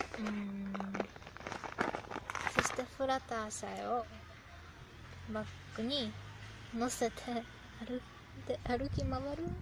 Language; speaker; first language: Japanese; non-native, fluent; German